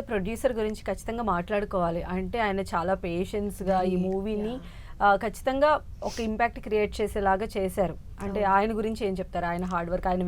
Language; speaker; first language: Telugu; native; Telugu